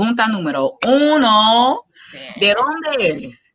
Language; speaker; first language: Spanish; non-native, learner; English